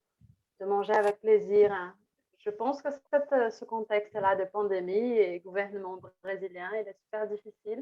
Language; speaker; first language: French; non-native, fluent; Portuguese